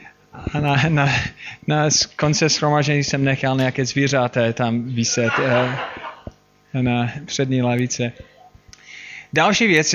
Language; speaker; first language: Czech; non-native, fluent; English